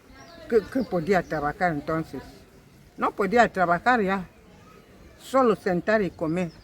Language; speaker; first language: Spanish; non-native, learner; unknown